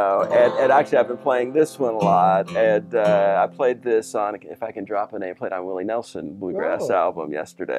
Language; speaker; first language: English; native; English